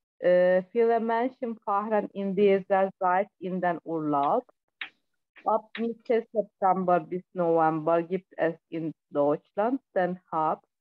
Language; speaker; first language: German; non-native, learner; Turkish